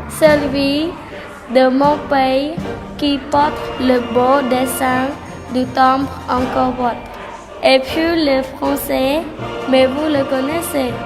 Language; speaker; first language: French; non-native, learner; Khmer